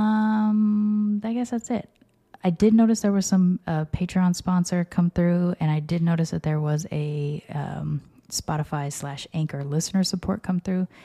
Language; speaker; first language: English; native; English